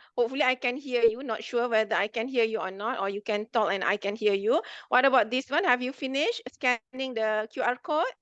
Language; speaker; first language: English; non-native, local second language; Malay